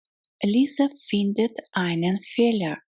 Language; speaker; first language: German; non-native, fluent; Russian